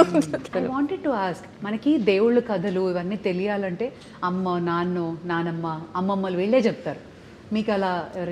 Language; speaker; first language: Telugu; native; Telugu